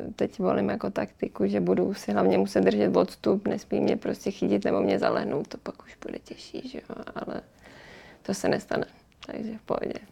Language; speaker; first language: Czech; native; Czech